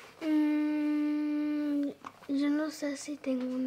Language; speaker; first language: Spanish; early bilingual, heritage; Spanish